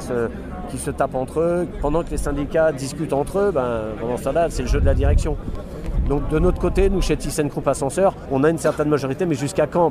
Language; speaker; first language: French; native; French